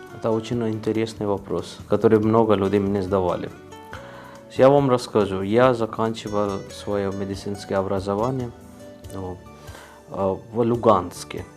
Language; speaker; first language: Russian; non-native, learner; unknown